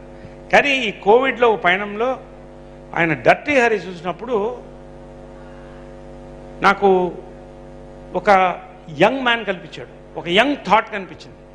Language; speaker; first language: Telugu; native; Telugu